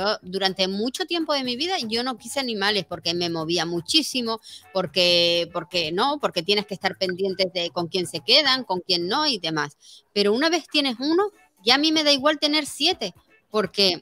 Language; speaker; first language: Spanish; native; Spanish